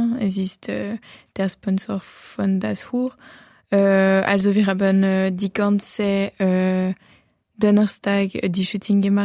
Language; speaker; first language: German; non-native, local second language; French